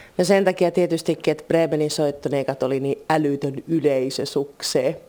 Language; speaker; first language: Finnish; native; Finnish